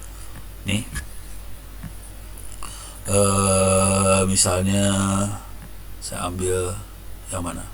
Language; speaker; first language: Indonesian; native; Indonesian